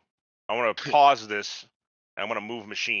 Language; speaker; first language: English; native; English